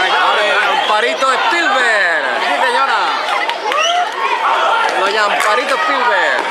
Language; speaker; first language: Spanish; native; Spanish